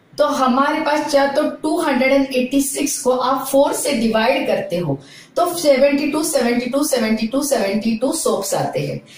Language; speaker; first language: Hindi; non-native, local second language; Marathi